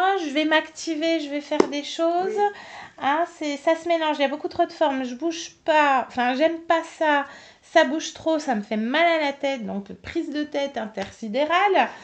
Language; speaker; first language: French; native; French